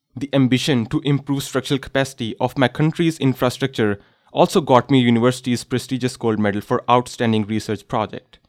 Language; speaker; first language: English; non-native, local second language; Urdu